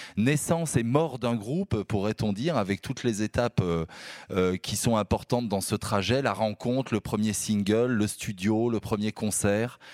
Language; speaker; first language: French; native; French